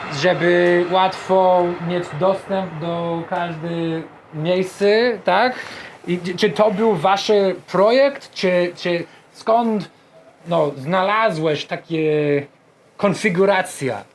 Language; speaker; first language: Polish; non-native, learner; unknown